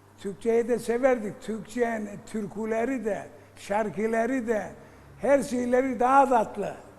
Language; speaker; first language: Turkish; early bilingual, heritage; Turkish